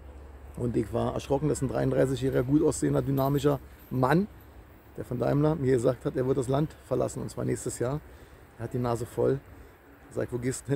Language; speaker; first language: German; native; German